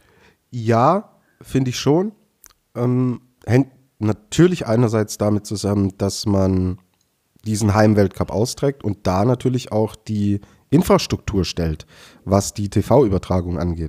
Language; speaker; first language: German; native; German